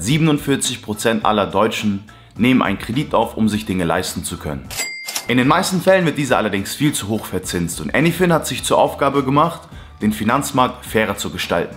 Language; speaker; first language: German; native; German